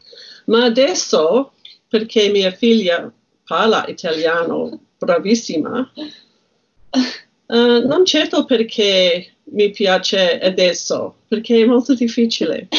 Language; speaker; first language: Italian; non-native, learner; English